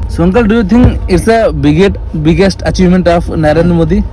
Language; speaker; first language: English; non-native, local second language; Hindi